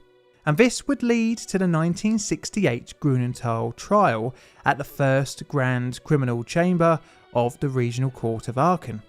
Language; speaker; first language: English; native; English